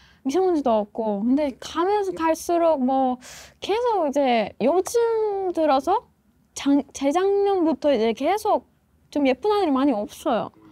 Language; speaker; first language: Korean; non-native, fluent; Persian